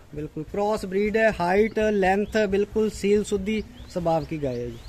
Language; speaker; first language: Hindi; native; Hindi